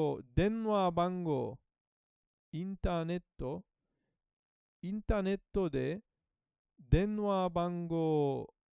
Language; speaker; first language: Japanese; non-native, learner; English